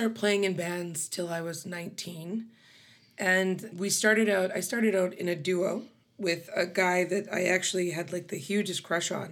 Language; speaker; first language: English; native; English